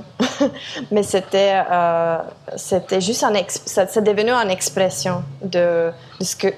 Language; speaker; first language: French; non-native, fluent; Czech